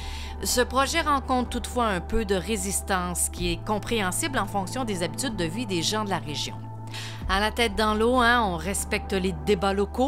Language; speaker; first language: French; native; French